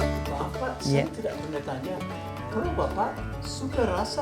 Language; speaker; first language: Indonesian; non-native, learner; English